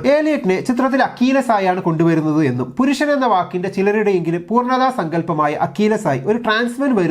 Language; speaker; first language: Malayalam; native; Malayalam